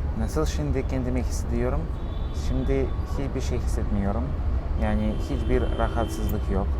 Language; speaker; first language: Turkish; non-native, learner; Russian